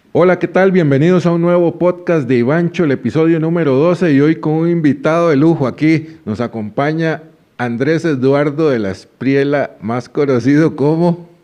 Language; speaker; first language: Spanish; native; Spanish